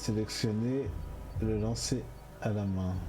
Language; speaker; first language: French; native; French